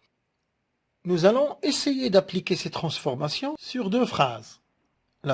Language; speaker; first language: French; non-native, local second language; Arabic